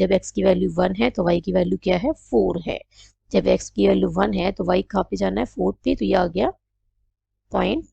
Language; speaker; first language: Hindi; native; Hindi